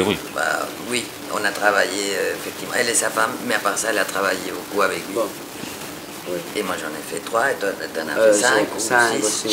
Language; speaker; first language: French; non-native, fluent; Spanish